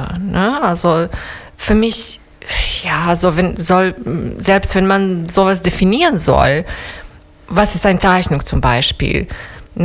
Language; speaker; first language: German; non-native, fluent; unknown